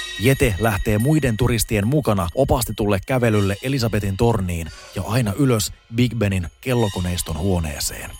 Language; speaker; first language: Finnish; native; Finnish